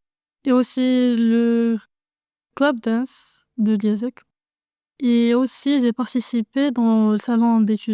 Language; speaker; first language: French; non-native, fluent; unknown